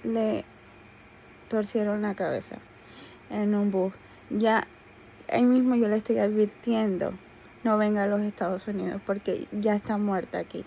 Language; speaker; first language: Spanish; native; Spanish